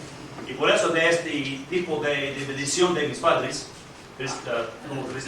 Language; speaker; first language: Spanish; non-native, fluent; English